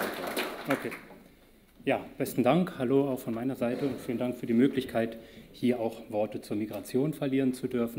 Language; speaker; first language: German; native; German